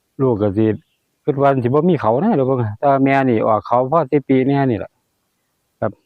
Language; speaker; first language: Thai; non-native, local second language; Lao